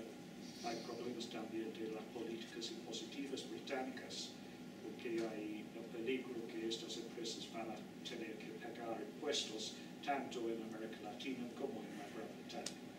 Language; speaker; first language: Spanish; non-native, fluent; English